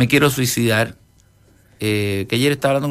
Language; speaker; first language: Spanish; native; Spanish